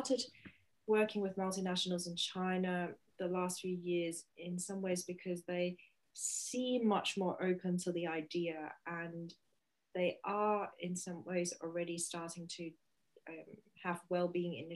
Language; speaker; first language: English; non-native, local second language; Cantonese